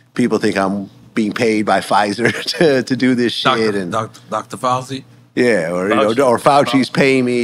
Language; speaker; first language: English; native; English